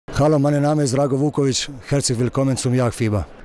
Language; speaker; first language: German; non-native, learner; Croatian